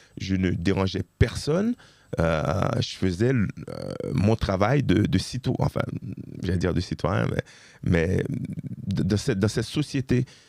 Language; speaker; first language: French; early bilingual, other home language; Haitian Creole